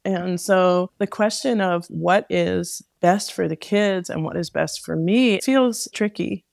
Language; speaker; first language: English; native; English